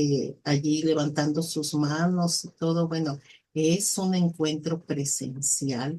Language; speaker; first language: Spanish; native; Spanish